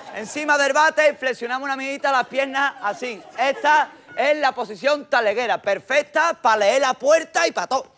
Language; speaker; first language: Spanish; native; Spanish